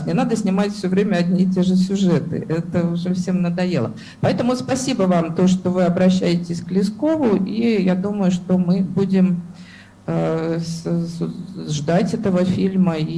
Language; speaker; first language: Russian; native; Russian